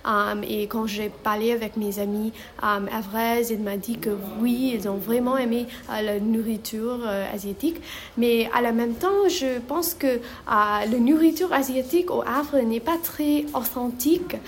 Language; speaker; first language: French; non-native, fluent; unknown